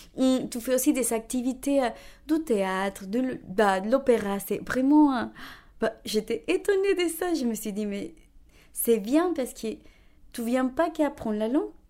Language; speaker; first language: French; non-native, fluent; Spanish